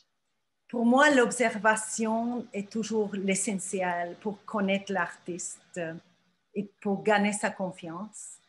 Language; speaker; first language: French; non-native, fluent; Turkish